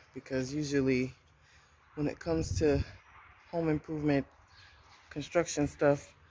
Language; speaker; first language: English; native; English